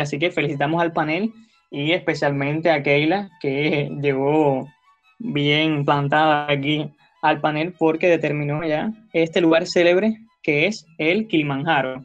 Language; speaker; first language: Spanish; native; Spanish